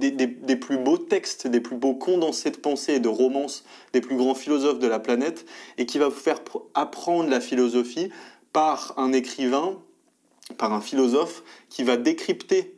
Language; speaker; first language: French; native; French